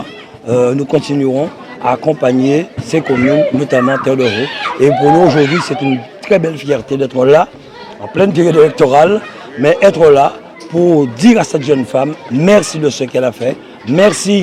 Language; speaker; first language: French; native; French